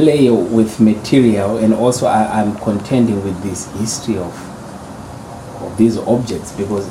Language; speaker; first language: English; non-native, local second language; Shona